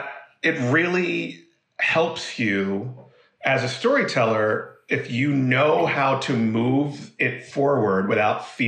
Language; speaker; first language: English; native; English